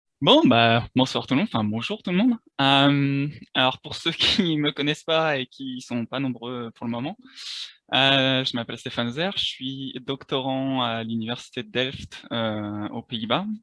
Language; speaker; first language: French; native; French